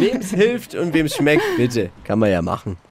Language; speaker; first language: German; native; German